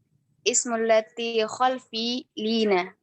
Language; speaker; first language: Arabic; non-native, learner; Indonesian